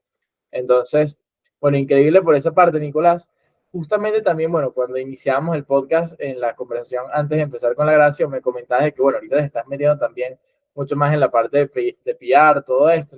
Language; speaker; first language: Spanish; native; Spanish